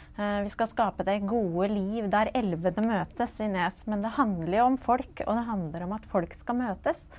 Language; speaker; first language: Norwegian; native; Norwegian